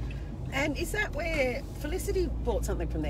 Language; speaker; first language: English; native; English